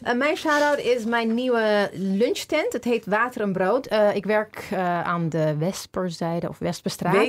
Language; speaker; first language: Dutch; non-native, learner; Amharic